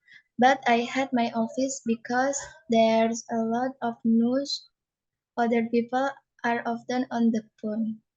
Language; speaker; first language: English; non-native, learner; Indonesian